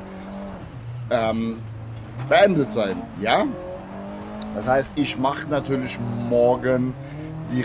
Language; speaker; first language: German; native; German